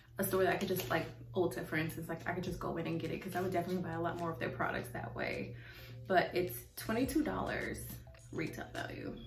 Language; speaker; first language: English; native; English